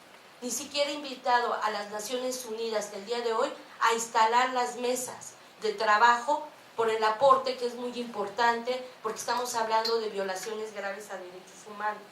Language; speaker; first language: Spanish; native; Spanish